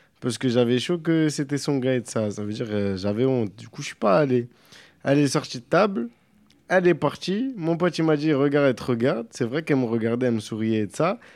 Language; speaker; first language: French; native; French